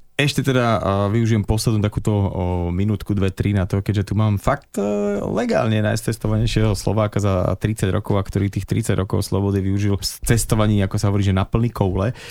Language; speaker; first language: Slovak; native; Slovak